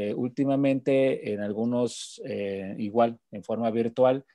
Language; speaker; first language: Spanish; native; Spanish